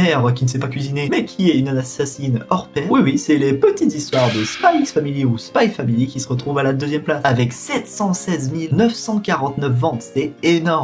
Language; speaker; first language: French; native; French